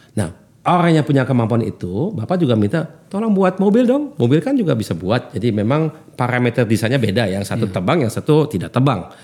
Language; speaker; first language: Indonesian; early bilingual, heritage; German